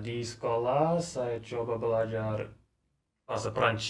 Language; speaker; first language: Indonesian; non-native, learner; English